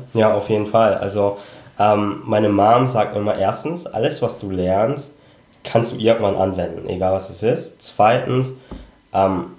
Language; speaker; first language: German; early bilingual, other home language; Cantonese